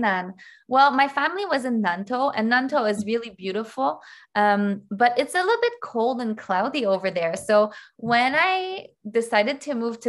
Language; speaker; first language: English; non-native, fluent; French